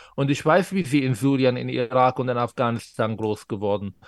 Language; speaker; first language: German; non-native, fluent; Arabic